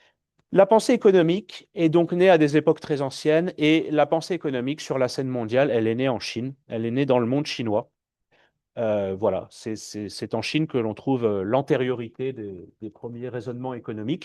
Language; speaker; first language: French; native; French